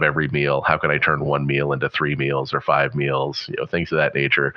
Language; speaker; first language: English; native; English